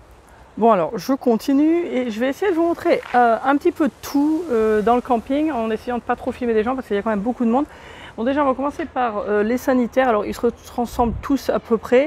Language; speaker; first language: French; native; French